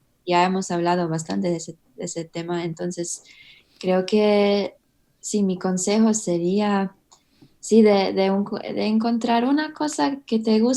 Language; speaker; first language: Spanish; early bilingual, heritage; English